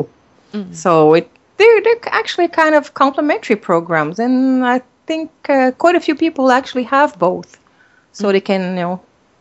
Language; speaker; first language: English; non-native, fluent; French